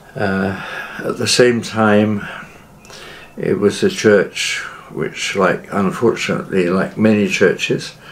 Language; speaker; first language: English; native; English